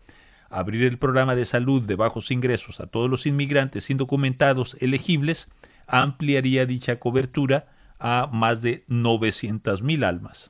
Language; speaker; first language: Spanish; native; Spanish